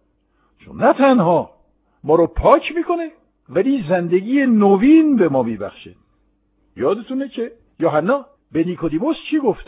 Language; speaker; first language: Persian; non-native, fluent; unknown